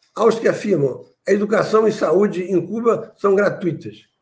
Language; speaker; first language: Portuguese; native; Portuguese